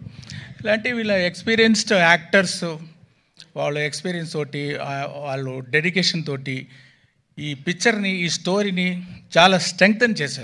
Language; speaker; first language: Telugu; non-native, local second language; Tamil